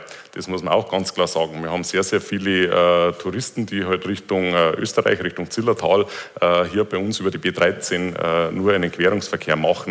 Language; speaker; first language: German; native; German